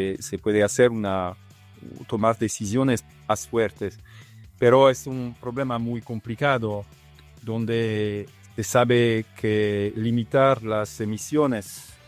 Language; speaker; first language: Spanish; non-native, fluent; Italian